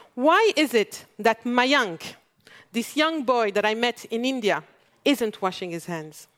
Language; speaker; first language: English; non-native, fluent; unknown